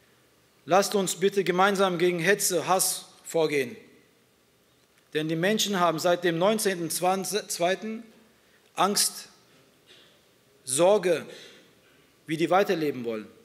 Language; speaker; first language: German; early bilingual, other home language; Turkish